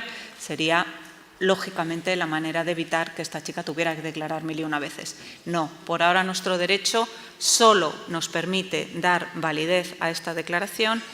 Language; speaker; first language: Spanish; native; Spanish